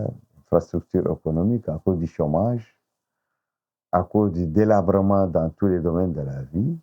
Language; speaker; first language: French; non-native, local second language; Arabic